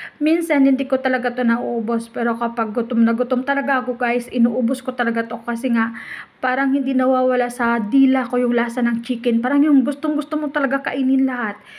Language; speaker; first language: Filipino; native; Filipino